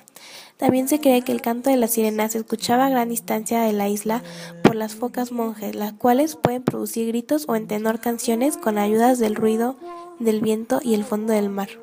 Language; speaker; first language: Spanish; native; Spanish